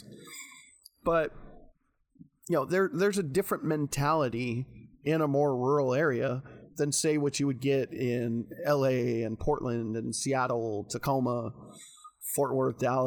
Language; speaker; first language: English; native; English